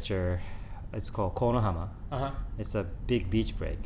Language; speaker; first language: English; non-native, learner; Japanese